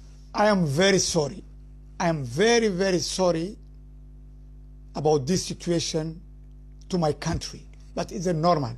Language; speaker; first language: English; non-native, learner; Somali